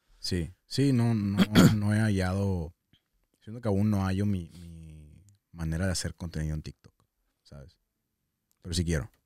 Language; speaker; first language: Spanish; early bilingual, heritage; English